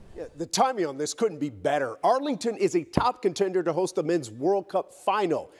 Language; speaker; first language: English; native; English